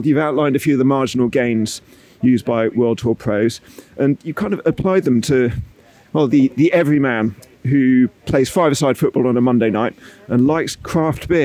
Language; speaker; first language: English; native; English